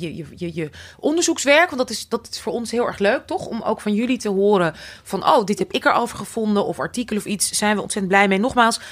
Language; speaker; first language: Dutch; native; Dutch